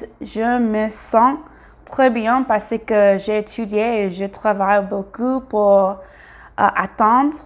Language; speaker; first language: French; non-native, learner; English